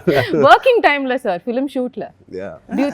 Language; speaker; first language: Tamil; native; Tamil